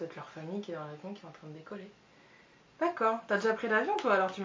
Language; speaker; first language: French; native; French